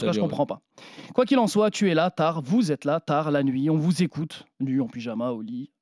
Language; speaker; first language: French; native; French